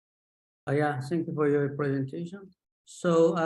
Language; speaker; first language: English; non-native, learner; Japanese